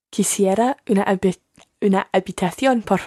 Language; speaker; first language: Spanish; non-native, learner; English